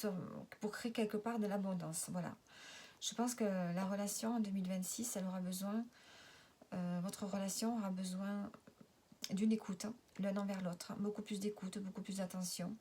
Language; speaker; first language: French; native; French